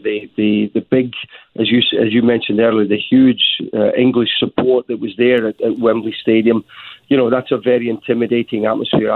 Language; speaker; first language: English; native; English